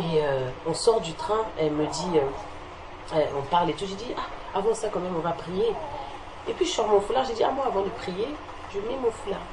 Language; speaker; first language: French; native; French